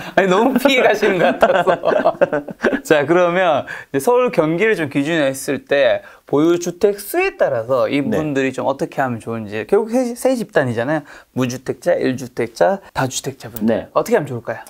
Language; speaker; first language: Korean; native; Korean